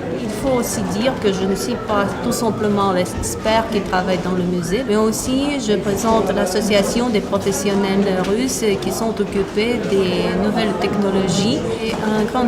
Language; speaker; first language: French; non-native, fluent; Russian